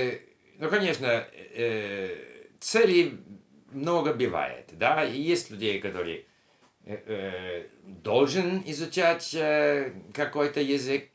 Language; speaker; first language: Russian; non-native, learner; English